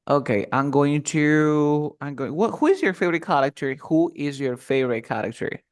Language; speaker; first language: English; non-native, fluent; Spanish